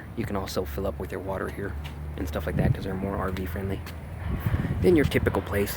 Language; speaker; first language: English; native; English